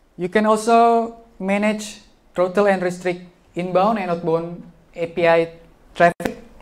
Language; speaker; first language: English; non-native, fluent; Indonesian